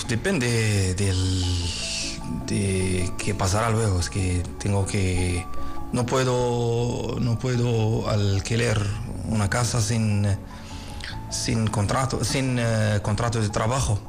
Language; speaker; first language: Spanish; non-native, learner; Arabic